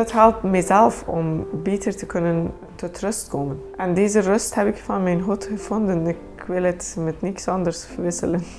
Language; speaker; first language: Dutch; non-native, fluent; Persian